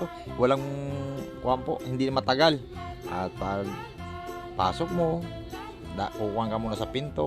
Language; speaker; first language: Filipino; native; Filipino